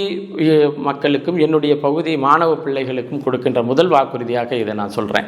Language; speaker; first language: Tamil; native; Tamil